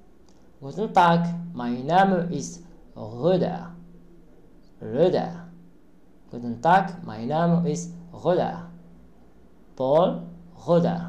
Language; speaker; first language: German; non-native, learner; Arabic